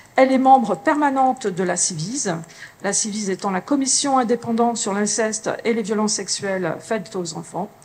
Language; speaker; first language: French; native; French